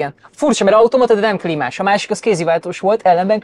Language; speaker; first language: Hungarian; native; Hungarian